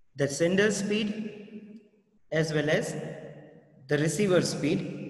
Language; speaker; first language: English; non-native, local second language; Gujarati